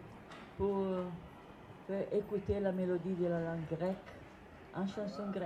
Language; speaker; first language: French; non-native, learner; Italian